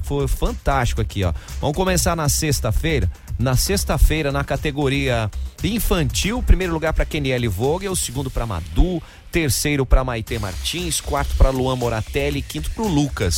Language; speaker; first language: Portuguese; native; Portuguese